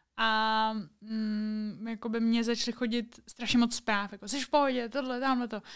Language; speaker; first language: Czech; native; Czech